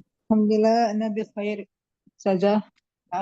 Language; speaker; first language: Arabic; non-native, learner; Indonesian